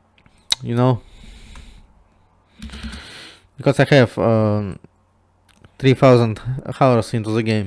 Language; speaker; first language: English; non-native, fluent; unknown